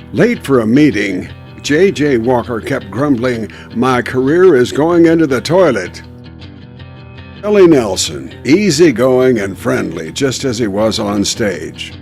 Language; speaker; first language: English; native; English